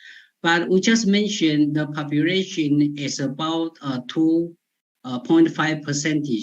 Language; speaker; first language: English; non-native, fluent; Chinese